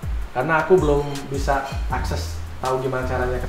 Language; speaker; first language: Indonesian; native; Indonesian